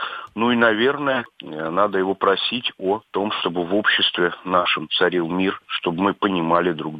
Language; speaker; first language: Russian; native; Russian